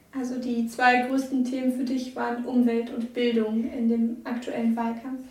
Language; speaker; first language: German; native; German